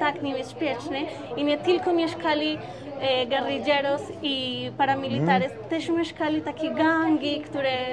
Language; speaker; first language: Polish; non-native, learner; Spanish